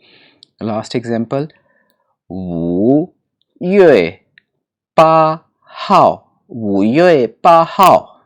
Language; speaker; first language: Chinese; non-native, learner; Urdu